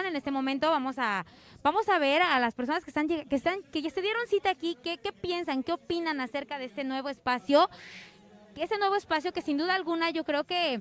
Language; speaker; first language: Spanish; native; Spanish